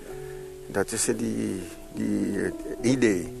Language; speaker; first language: Dutch; non-native, local second language; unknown